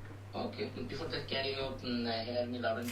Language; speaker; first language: English; non-native, learner; Bangla